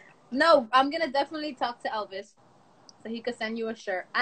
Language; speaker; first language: English; native; English